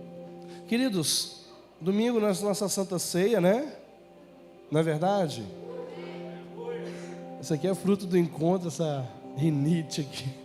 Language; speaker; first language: Portuguese; native; Portuguese